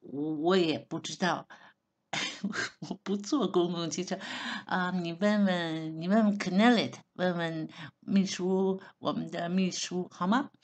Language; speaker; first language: Chinese; non-native, learner; Hebrew